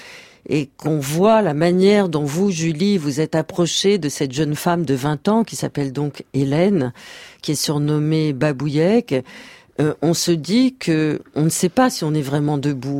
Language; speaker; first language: French; native; French